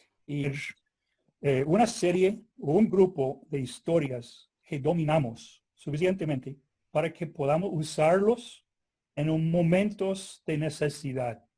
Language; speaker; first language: Spanish; non-native, fluent; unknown